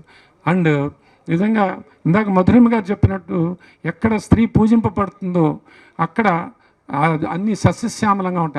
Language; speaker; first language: Telugu; native; Telugu